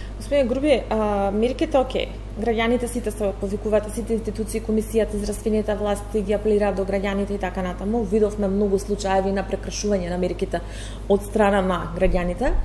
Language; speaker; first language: Macedonian; native; Macedonian